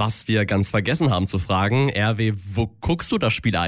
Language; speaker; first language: German; native; German